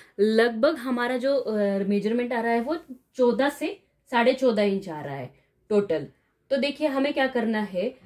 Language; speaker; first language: Hindi; non-native, local second language; Marathi